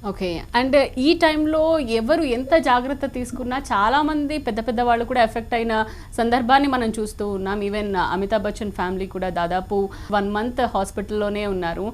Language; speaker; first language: Telugu; native; Telugu